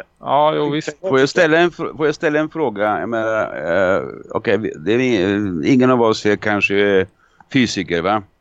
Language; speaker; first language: Swedish; non-native, fluent; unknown